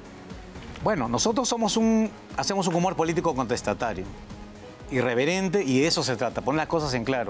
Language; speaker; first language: Spanish; native; Spanish